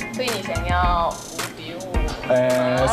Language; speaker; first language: Chinese; non-native, fluent; Korean